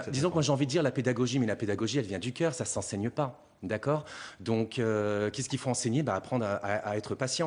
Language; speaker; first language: French; native; French